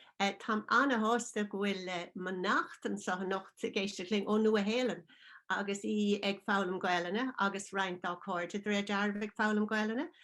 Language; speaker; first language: Irish; non-native, local second language; English